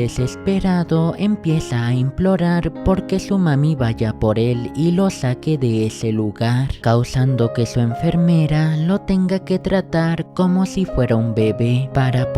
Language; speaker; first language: Spanish; native; Spanish